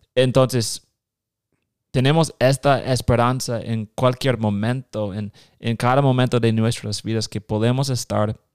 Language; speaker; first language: Spanish; non-native, fluent; English